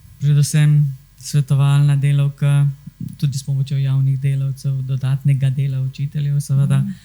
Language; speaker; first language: Slovenian; native; Slovenian